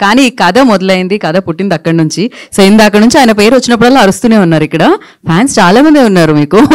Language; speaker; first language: Telugu; native; Telugu